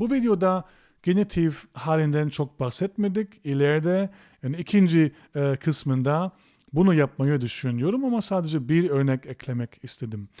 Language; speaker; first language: Turkish; non-native, fluent; German